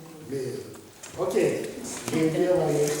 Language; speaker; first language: French; non-native, fluent; Russian